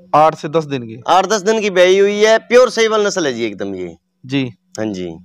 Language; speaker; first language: Hindi; native; Hindi